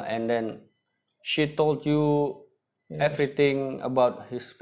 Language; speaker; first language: English; non-native, learner; Indonesian